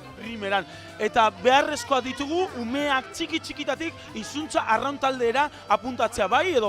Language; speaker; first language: Basque; native; Basque